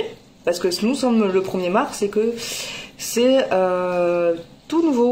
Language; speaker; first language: French; native; French